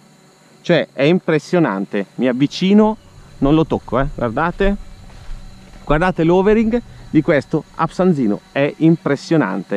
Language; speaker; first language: Italian; native; Italian